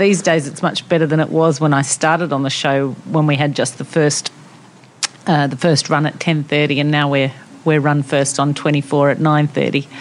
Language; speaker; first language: English; non-native, local second language; Italian